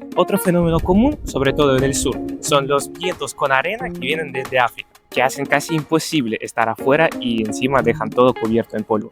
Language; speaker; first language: Spanish; non-native, fluent; Ukrainian